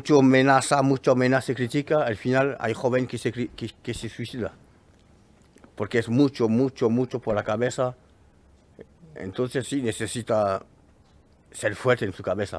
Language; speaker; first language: Spanish; non-native, learner; French